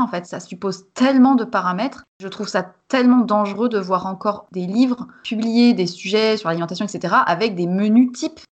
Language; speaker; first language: French; native; French